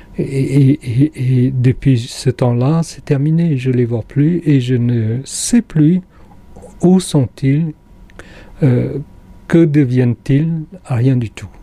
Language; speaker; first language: French; non-native, fluent; Khmer